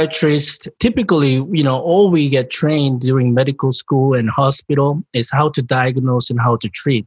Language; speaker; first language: English; non-native, fluent; Korean